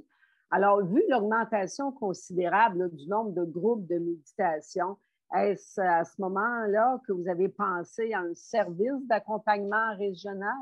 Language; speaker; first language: French; native; French